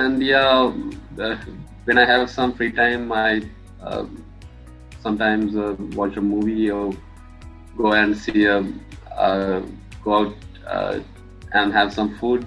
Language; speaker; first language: English; non-native, local second language; Sinhala